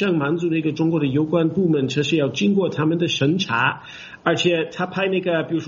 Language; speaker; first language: Chinese; non-native, fluent; English